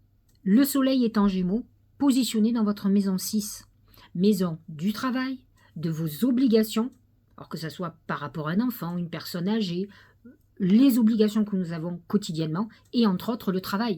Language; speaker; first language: French; native; French